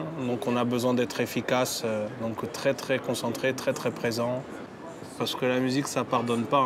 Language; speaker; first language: French; native; French